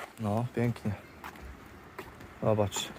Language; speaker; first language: Polish; native; Polish